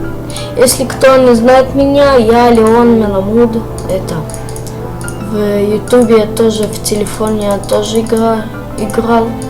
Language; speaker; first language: Russian; early bilingual, heritage; Russian